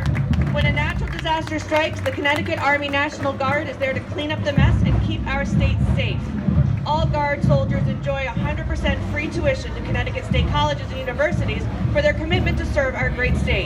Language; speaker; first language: English; native; English